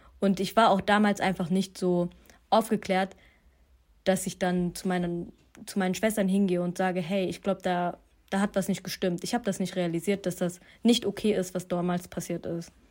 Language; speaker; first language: German; early bilingual, other home language; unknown